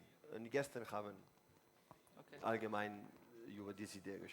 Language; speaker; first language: German; non-native, learner; Spanish